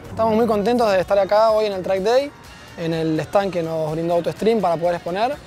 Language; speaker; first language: Spanish; native; Spanish